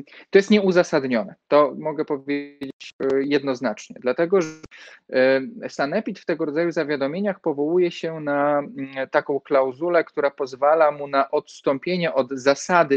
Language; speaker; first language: Polish; native; Polish